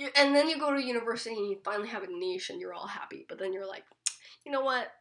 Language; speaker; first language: English; native; English